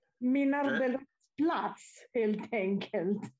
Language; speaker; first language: Swedish; non-native, fluent; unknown